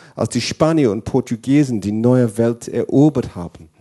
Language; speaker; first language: German; non-native, fluent; English